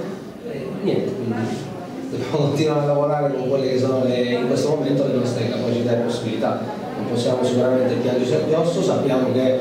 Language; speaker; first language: Italian; native; Italian